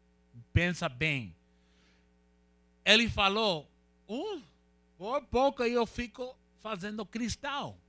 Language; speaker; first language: Portuguese; non-native, learner; Spanish